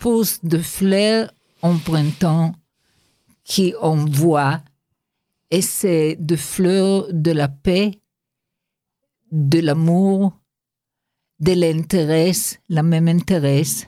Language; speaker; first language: French; non-native, learner; Hebrew